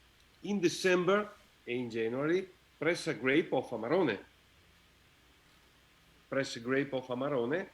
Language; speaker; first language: English; non-native, learner; Italian